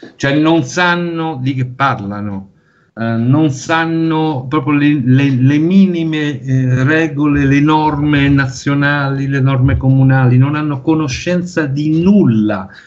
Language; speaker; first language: Italian; native; Italian